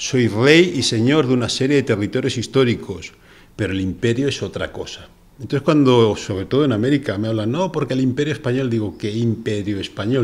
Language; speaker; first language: Spanish; native; Spanish